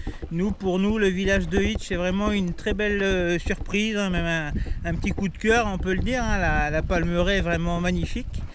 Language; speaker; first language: French; native; French